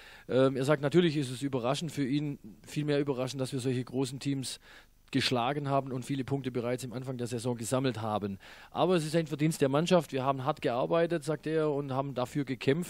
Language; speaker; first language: German; native; German